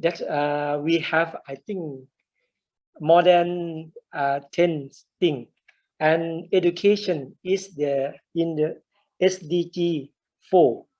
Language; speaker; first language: English; non-native, learner; Thai